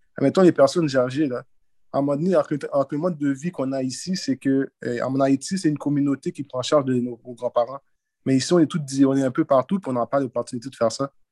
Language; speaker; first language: French; early bilingual, other home language; Haitian Creole